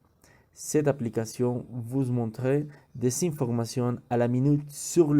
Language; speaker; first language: French; non-native, learner; Spanish